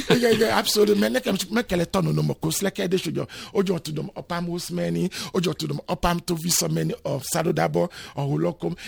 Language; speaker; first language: Hungarian; non-native, fluent; Yoruba